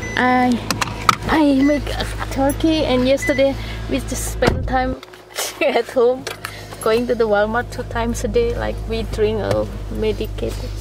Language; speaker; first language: English; non-native, learner; Indonesian